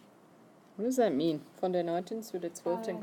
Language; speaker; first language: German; non-native, fluent; English